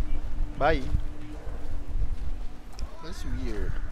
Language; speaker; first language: English; non-native, local second language; Malay